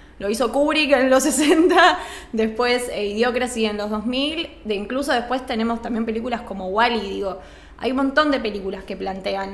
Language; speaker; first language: Spanish; native; Spanish